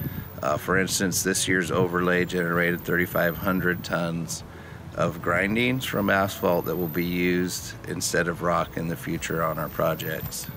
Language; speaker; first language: English; native; English